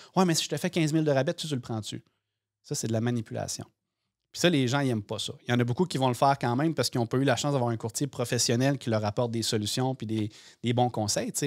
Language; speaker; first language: French; native; French